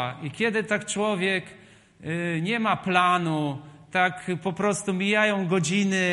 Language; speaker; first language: Polish; native; Polish